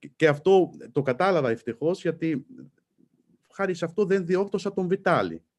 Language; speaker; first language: Greek; non-native, fluent; Italian